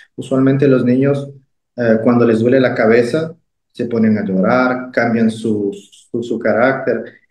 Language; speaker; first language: Spanish; native; Spanish